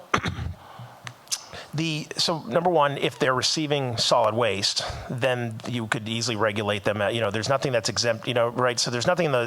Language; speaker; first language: English; native; English